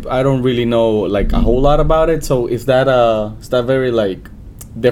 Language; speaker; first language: English; non-native, fluent; Spanish